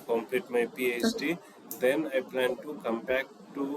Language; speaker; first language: English; non-native, fluent; Bangla